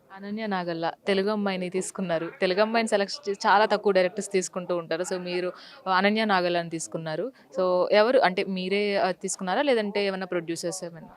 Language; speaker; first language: Telugu; native; Telugu